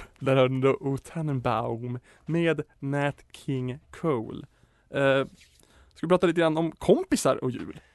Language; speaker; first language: Swedish; native; Swedish